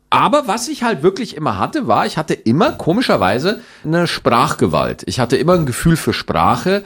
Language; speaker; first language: German; native; German